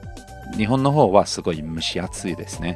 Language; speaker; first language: Japanese; non-native, fluent; English